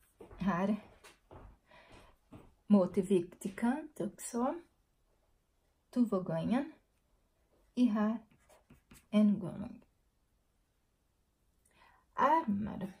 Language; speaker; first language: Swedish; non-native, learner; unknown